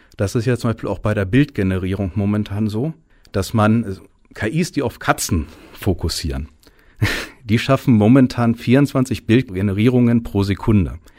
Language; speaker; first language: German; native; German